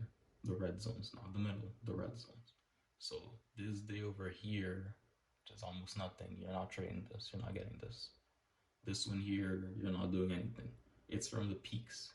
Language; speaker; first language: English; native; English